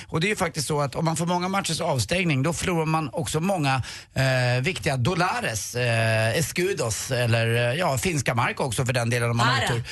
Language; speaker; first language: Swedish; native; Swedish